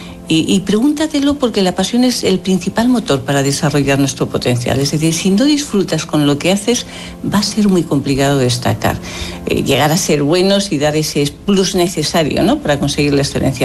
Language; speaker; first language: Spanish; native; Spanish